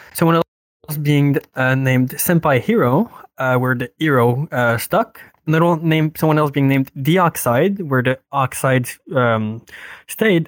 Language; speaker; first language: English; non-native, fluent; French